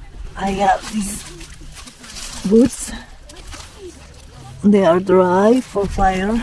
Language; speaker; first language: English; non-native, learner; Kurdish